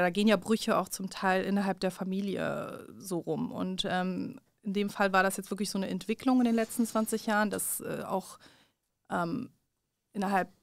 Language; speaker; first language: German; early bilingual, other home language; Persian